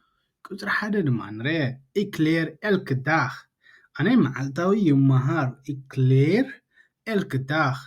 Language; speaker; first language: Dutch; non-native, learner; Tigrinya